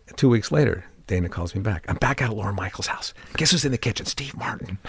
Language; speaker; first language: English; native; English